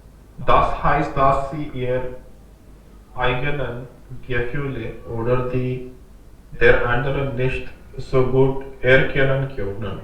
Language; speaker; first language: German; non-native, learner; Hindi